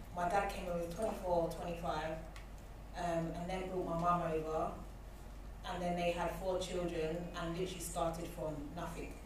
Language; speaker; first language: English; native; English